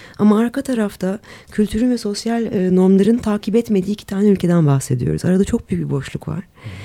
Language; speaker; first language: Turkish; native; Turkish